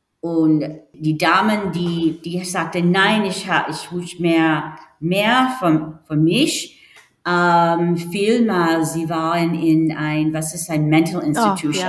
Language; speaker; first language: German; non-native, learner; English